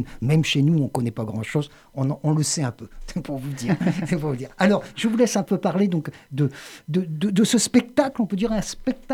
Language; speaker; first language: French; native; French